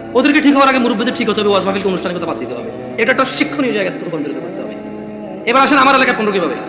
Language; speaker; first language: Bangla; early bilingual, heritage; Bangla